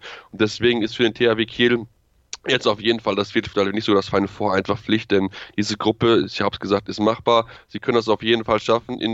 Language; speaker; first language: German; native; German